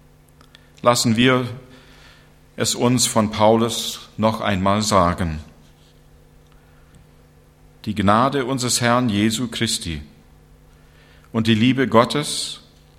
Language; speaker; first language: German; non-native, fluent; English